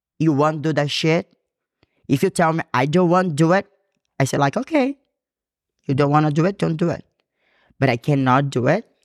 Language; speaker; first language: English; non-native, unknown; Portuguese